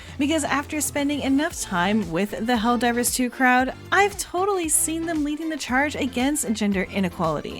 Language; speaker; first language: English; native; English